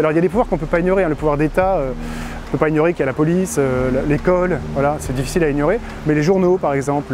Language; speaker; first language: French; native; French